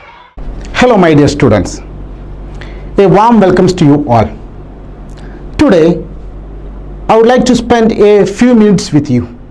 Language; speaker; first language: English; non-native, local second language; Malayalam